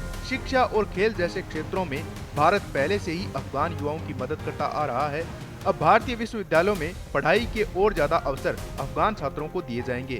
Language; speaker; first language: Hindi; native; Hindi